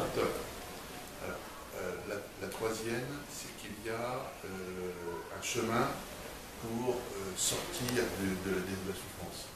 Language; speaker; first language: French; native; French